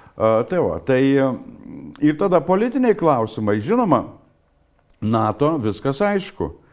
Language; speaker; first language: Lithuanian; native; Lithuanian